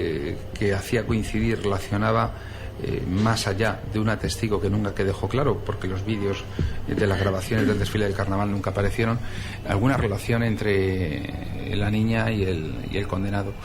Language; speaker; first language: Spanish; native; Spanish